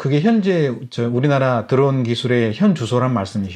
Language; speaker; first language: Korean; native; Korean